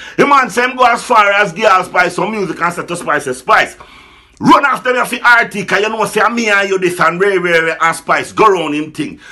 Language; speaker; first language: English; non-native, local second language; Jamaican Creole English